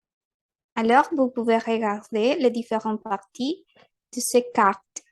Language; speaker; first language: French; non-native, fluent; Spanish